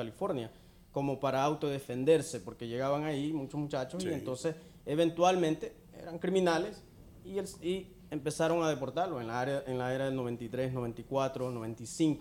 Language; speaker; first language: Spanish; native; Spanish